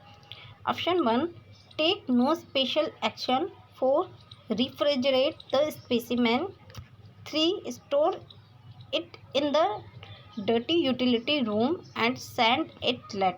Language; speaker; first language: English; non-native, local second language; Hindi